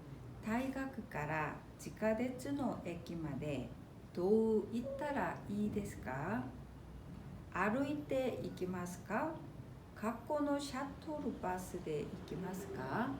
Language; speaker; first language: Japanese; non-native, fluent; Korean